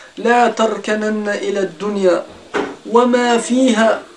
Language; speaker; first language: Russian; non-native, fluent; Arabic